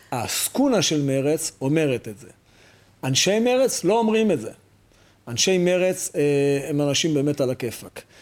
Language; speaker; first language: Hebrew; native; Hebrew